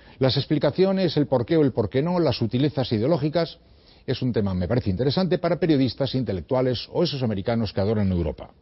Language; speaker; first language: Spanish; native; Spanish